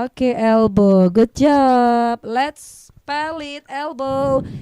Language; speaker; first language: English; non-native, learner; Indonesian